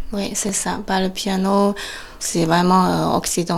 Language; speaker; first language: French; non-native, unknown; Chinese